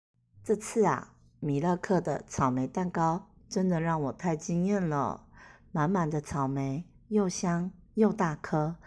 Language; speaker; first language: Chinese; native; Chinese